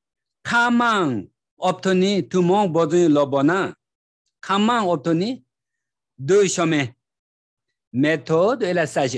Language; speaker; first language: French; non-native, learner; Tibetan